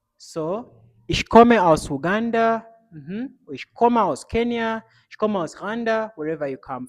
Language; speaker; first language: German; non-native, fluent; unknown